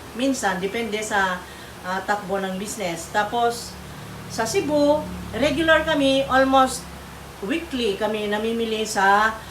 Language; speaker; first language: Filipino; non-native, local second language; Cebuano